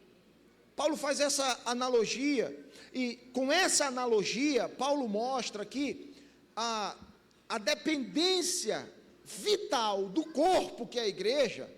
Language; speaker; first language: Portuguese; native; Portuguese